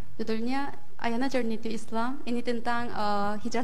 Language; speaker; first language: Indonesian; non-native, fluent; Korean